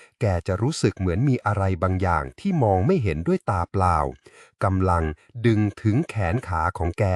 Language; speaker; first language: Thai; native; Thai